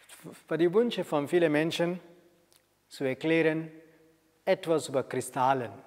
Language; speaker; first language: German; non-native, fluent; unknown